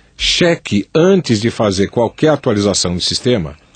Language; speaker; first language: Portuguese; native; Portuguese